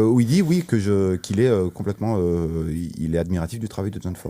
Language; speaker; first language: French; native; French